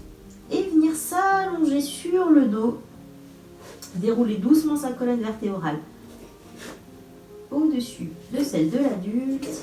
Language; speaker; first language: French; native; French